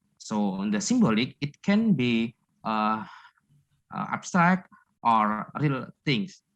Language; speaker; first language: English; non-native, learner; Indonesian